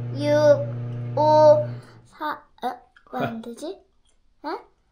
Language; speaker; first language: Korean; non-native, learner; Filipino